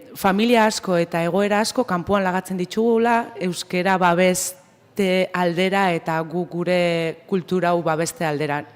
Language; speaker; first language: Basque; non-native, local second language; Spanish